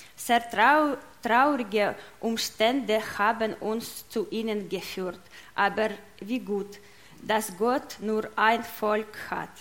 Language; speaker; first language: German; non-native, learner; Russian